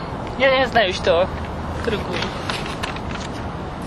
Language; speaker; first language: Russian; non-native, fluent; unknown